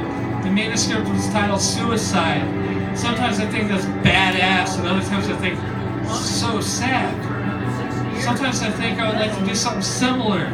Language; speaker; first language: English; native; English